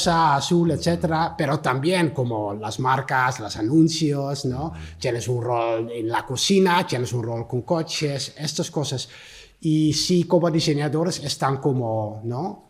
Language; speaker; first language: Spanish; non-native, learner; Dutch